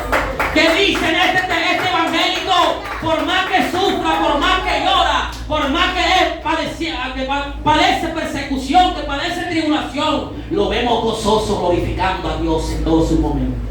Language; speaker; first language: Spanish; native; Spanish